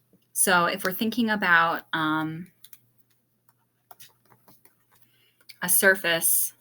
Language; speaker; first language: English; native; English